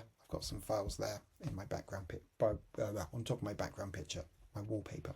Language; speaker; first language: English; native; English